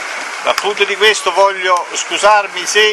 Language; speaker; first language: Italian; native; Italian